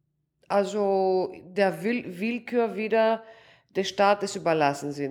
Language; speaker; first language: German; non-native, local second language; Greek